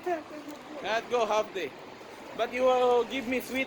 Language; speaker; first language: English; non-native, local second language; Filipino